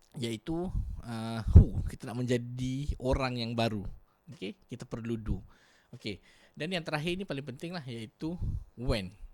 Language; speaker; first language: Malay; native; Malay